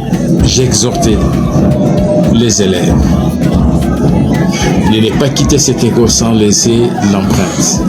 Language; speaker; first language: French; non-native, local second language; Luba-Lulua